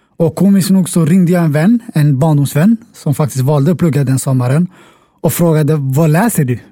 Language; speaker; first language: Swedish; early bilingual, other home language; Somali